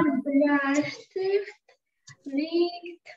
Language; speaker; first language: German; non-native, learner; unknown